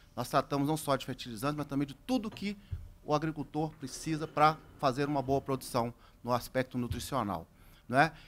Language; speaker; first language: Portuguese; native; Portuguese